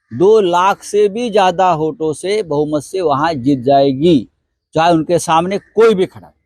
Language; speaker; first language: Hindi; non-native, local second language; Marathi